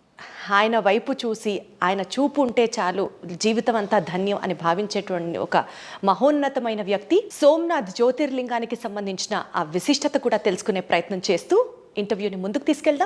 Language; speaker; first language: Telugu; native; Telugu